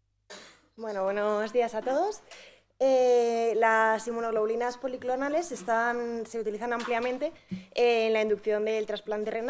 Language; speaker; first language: Spanish; native; Spanish